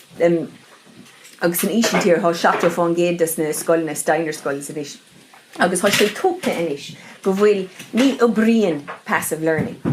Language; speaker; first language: Irish; non-native, local second language; English